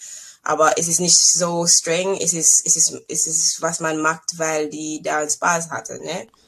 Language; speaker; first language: German; non-native, learner; English